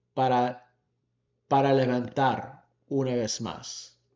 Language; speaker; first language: Spanish; early bilingual, heritage; Spanish